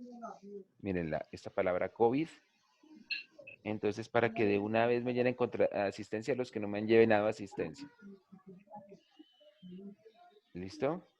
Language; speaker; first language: Spanish; native; Spanish